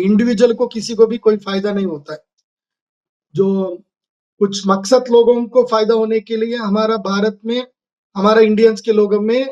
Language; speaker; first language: Hindi; non-native, local second language; Telugu